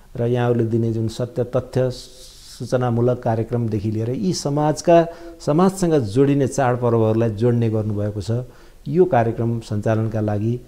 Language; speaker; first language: Nepali; native; Nepali